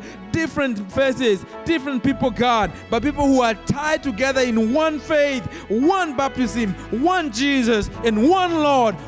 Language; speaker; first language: English; non-native, local second language; Swahili